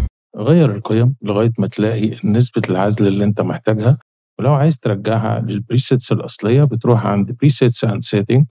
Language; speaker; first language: Arabic; native; Arabic